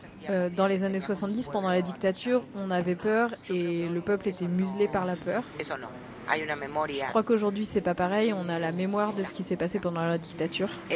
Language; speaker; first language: French; native; French